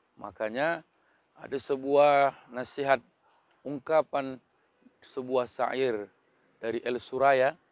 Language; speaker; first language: Malay; native; Malay